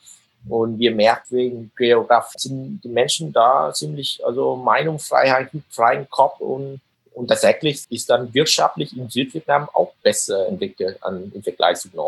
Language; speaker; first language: German; non-native, fluent; Vietnamese